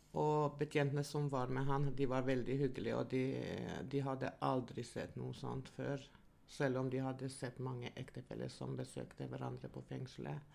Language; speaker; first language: Norwegian; non-native, fluent; Albanian